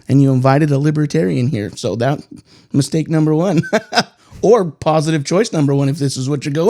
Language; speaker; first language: English; native; English